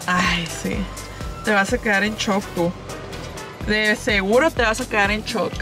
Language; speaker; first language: Spanish; early bilingual, heritage; Spanish